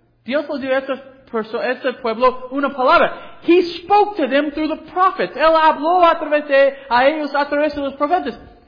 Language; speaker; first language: Spanish; non-native, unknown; English